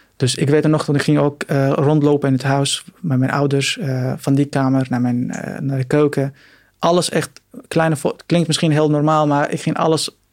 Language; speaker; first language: Dutch; non-native, fluent; Arabic